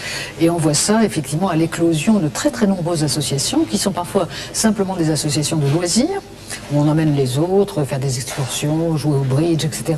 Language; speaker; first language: French; native; French